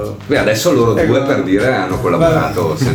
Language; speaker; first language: Italian; native; Italian